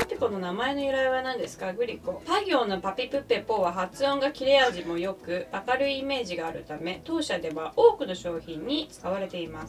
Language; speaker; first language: Japanese; native; Japanese